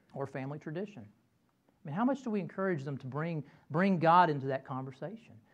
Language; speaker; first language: English; native; English